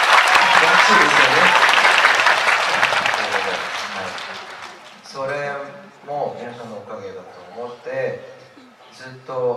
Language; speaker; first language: Japanese; non-native, fluent; Korean